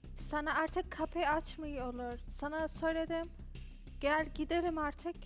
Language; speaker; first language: Turkish; non-native, learner; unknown